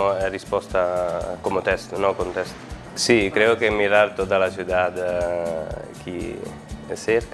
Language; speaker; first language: Spanish; non-native, learner; Italian